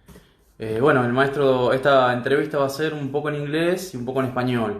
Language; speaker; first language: Spanish; native; Spanish